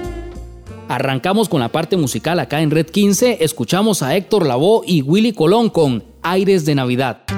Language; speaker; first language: Spanish; native; Spanish